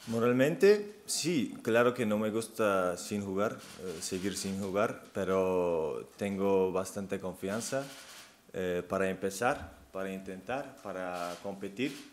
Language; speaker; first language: Spanish; non-native, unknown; Turkish